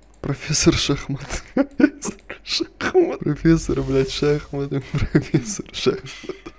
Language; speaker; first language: Russian; native; Russian